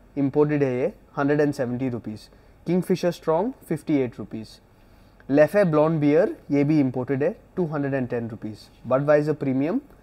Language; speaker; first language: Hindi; non-native, local second language; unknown